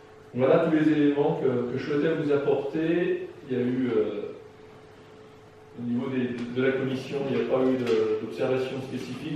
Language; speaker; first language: French; native; French